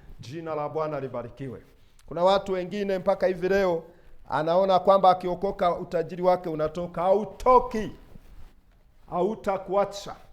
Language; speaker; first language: Swahili; non-native, local second language; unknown